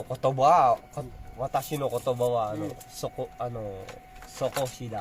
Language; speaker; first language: Japanese; non-native, learner; Filipino